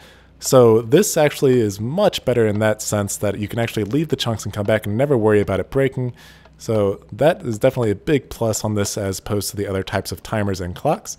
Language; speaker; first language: English; native; English